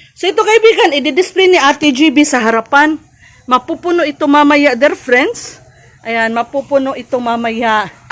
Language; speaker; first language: Filipino; non-native, local second language; Cebuano